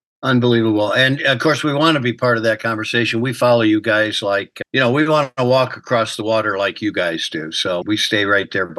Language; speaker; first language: English; native; English